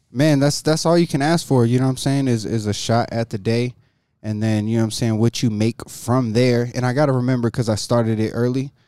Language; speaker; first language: English; native; English